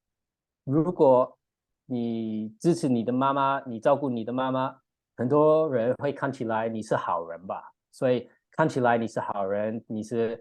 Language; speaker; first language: Chinese; early bilingual, heritage; English